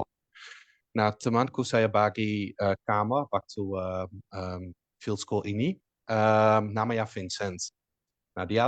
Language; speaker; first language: Indonesian; non-native, fluent; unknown